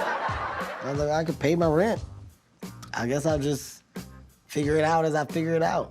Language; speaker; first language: English; native; English